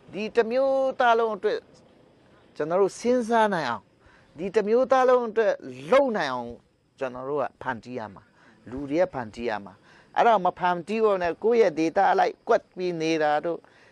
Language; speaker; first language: Burmese; non-native, local second language; Hakha Chin